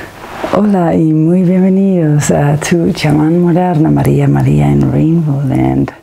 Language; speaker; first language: Spanish; non-native, fluent; Danish